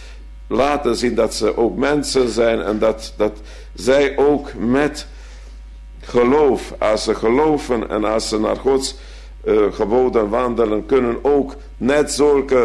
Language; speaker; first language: Dutch; non-native, fluent; Hungarian